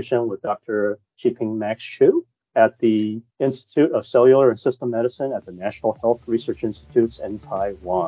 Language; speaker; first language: English; non-native, local second language; Cantonese